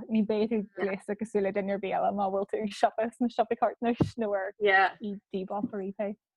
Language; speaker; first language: Irish; non-native, local second language; English